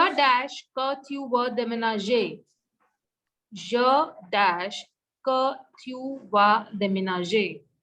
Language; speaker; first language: French; non-native, fluent; Hindi